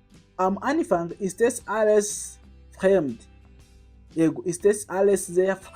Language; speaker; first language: German; non-native, fluent; Kinyarwanda